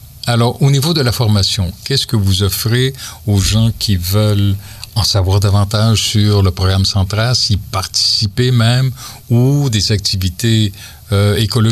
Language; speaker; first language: French; native; French